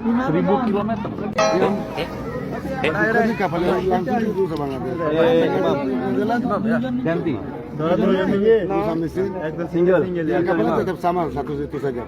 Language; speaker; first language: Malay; non-native, learner; Rohingya